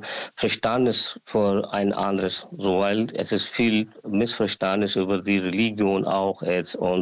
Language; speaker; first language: German; non-native, learner; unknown